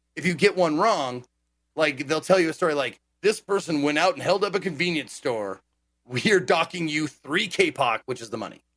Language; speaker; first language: English; native; English